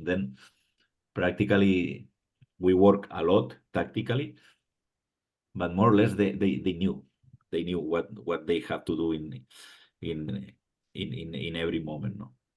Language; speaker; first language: English; non-native, fluent; Spanish